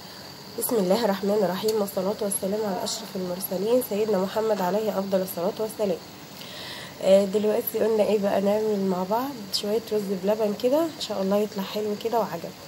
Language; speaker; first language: Arabic; native; Arabic